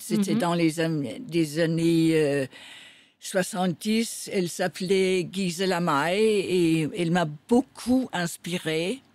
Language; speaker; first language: French; non-native, fluent; Danish